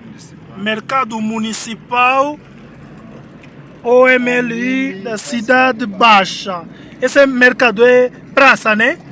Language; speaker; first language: Portuguese; non-native, learner; Lingala